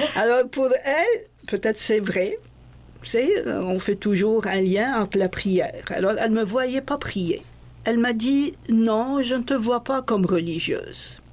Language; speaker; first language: French; non-native, local second language; Arabic